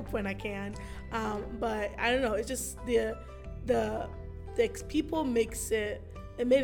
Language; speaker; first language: English; early bilingual, other home language; Ewe